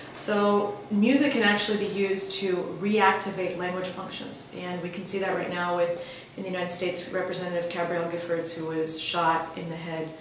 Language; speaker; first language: English; early bilingual, other home language; Russian